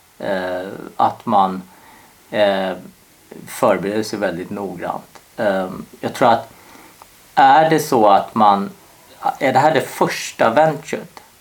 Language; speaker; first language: Swedish; early bilingual, other home language; Korean